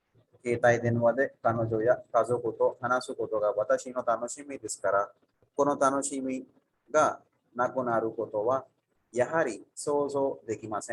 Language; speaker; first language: Japanese; non-native, fluent; Urdu